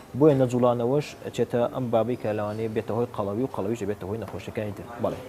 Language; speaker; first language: Central Kurdish; native; Central Kurdish